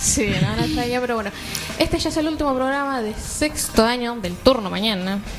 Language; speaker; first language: Spanish; native; Spanish